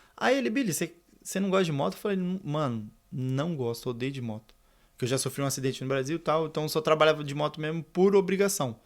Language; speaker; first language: Portuguese; native; Portuguese